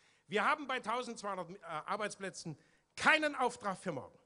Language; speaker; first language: German; native; German